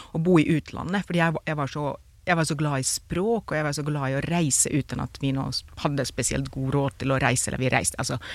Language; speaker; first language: Norwegian; non-native, fluent; Finnish